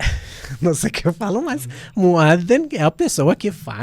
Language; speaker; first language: Portuguese; non-native, fluent; Arabic